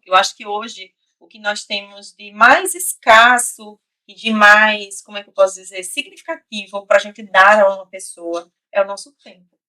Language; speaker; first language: Portuguese; native; Portuguese